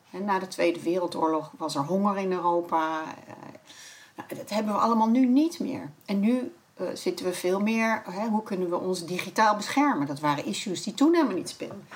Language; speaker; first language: Dutch; native; Dutch